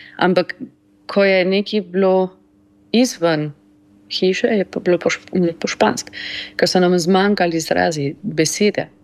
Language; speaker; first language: Slovenian; early bilingual, heritage; Slovenian